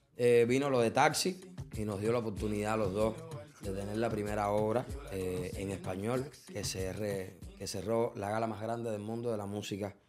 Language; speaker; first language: Spanish; native; Spanish